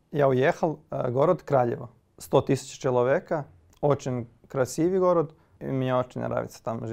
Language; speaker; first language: Russian; non-native, learner; Serbian